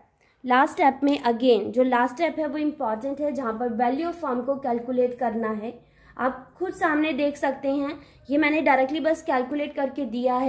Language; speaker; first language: Hindi; native; Hindi